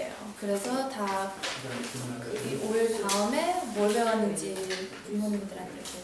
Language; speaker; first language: Korean; early bilingual, heritage; Korean